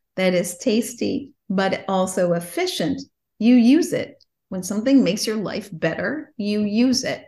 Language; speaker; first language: English; native; English